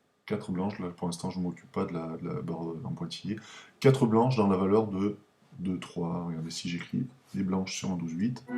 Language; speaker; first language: French; native; French